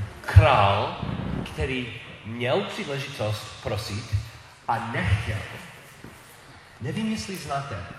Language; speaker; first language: Czech; non-native, learner; English